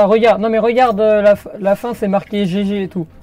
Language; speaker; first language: French; native; French